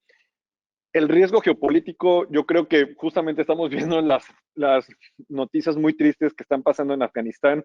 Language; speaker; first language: Spanish; native; Spanish